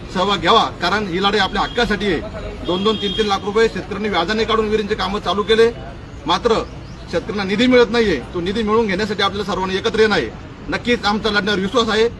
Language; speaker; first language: Marathi; native; Marathi